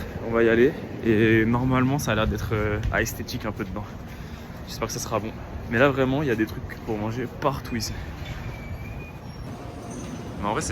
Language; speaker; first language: French; native; French